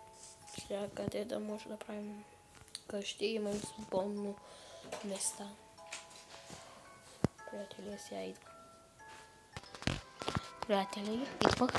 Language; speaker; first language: Bulgarian; non-native, local second language; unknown